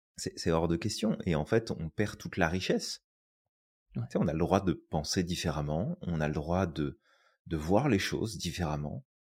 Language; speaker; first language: French; native; French